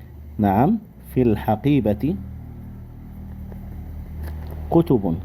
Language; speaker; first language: Arabic; non-native, fluent; Indonesian